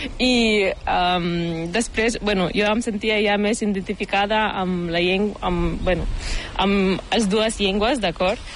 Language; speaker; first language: Catalan; non-native, learner; Ukrainian